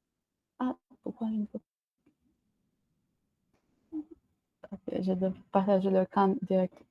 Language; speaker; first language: French; non-native, learner; Albanian